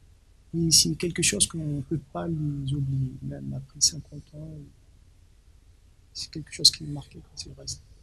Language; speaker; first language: French; non-native, local second language; Arabic